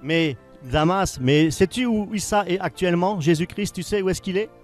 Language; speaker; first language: French; native; French